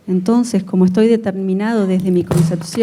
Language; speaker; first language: Spanish; native; Spanish